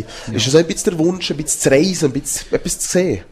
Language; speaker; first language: German; native; German